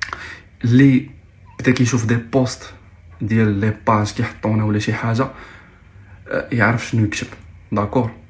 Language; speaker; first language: Arabic; native; Arabic